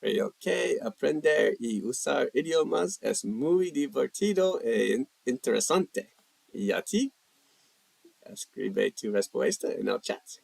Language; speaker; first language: Spanish; non-native, learner; English